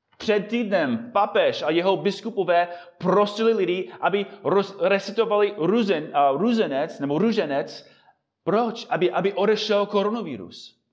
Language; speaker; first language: Czech; non-native, fluent; English